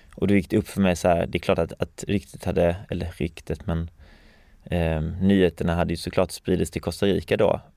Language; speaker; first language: Swedish; native; Swedish